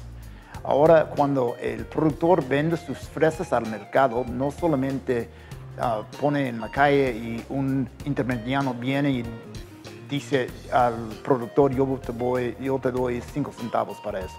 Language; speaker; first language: Spanish; non-native, fluent; English